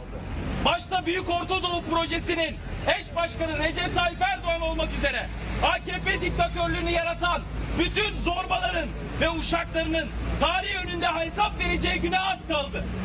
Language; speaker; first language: Turkish; native; Turkish